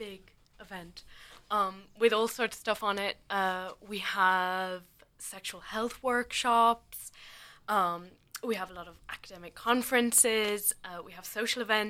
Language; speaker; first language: English; native; English